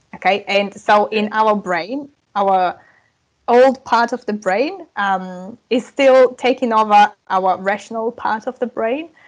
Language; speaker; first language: English; non-native, fluent; Russian